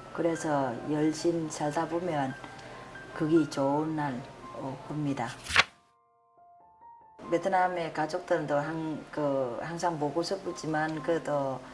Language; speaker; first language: Korean; non-native, learner; Vietnamese